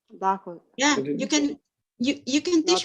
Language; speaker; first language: English; non-native, fluent; Vietnamese